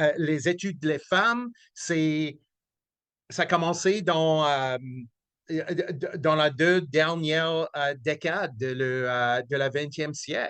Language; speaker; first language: French; non-native, local second language; English